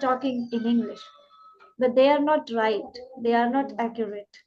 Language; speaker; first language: English; non-native, local second language; Hindi